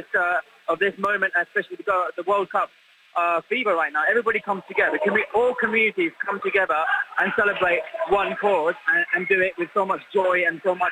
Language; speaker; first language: English; native; English